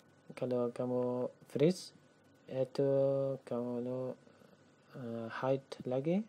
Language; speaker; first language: Indonesian; non-native, learner; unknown